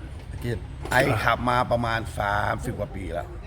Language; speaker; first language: Thai; native; Thai